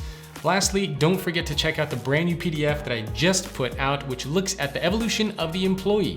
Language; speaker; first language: English; native; English